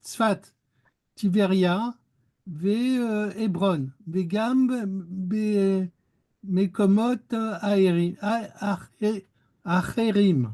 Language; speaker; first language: Hebrew; non-native, learner; French